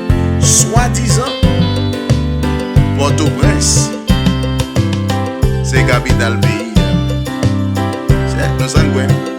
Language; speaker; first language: French; non-native, learner; Haitian Creole